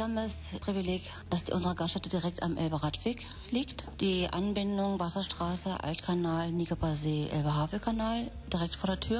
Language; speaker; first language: German; native; German